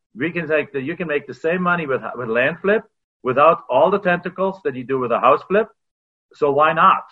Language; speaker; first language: English; non-native, fluent; German